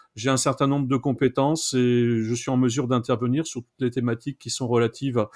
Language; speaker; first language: French; native; French